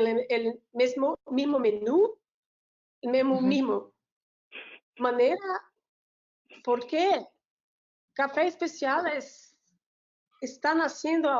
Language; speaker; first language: Spanish; non-native, learner; Portuguese